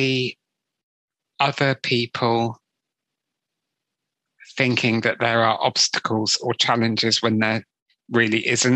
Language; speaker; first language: English; native; English